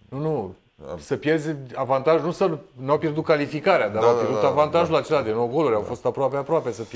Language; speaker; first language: Romanian; native; Romanian